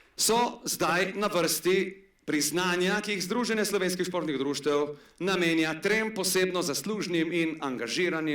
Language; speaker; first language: Slovenian; native; Slovenian